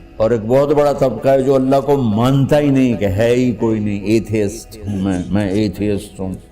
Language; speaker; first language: Urdu; non-native, local second language; Punjabi